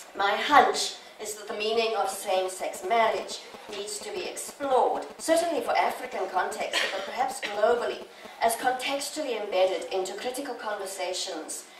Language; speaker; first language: English; native; English